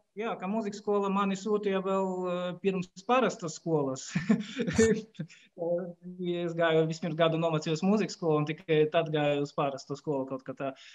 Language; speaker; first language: Latvian; non-native, local second language; Russian